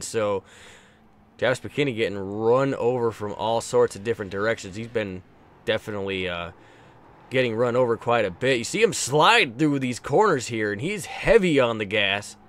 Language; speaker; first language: English; native; English